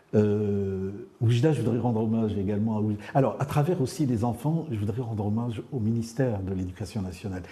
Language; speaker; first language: French; non-native, local second language; Arabic